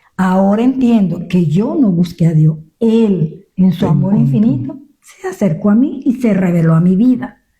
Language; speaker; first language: Spanish; native; Spanish